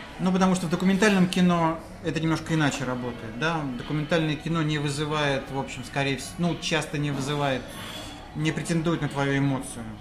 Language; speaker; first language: Russian; native; Russian